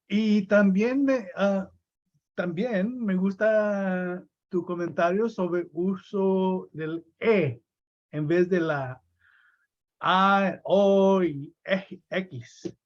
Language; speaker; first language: Spanish; early bilingual, heritage; Spanish